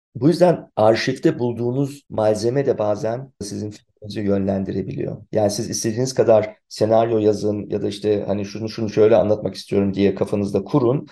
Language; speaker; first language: Turkish; early bilingual, heritage; Turkish